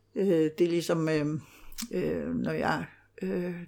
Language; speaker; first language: Danish; non-native, local second language; Kalaallisut